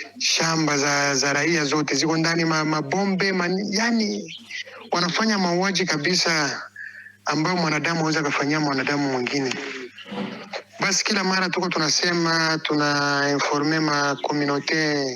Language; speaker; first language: Swahili; non-native, local second language; Kinyarwanda